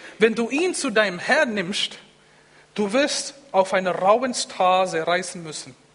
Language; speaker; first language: German; non-native, fluent; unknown